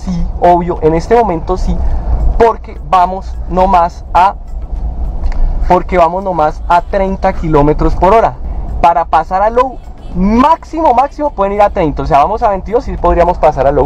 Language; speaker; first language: Spanish; native; Spanish